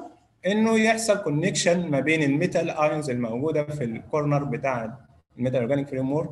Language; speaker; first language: Arabic; native; Arabic